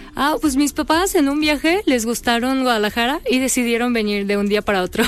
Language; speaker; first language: Spanish; early bilingual, other home language; Korean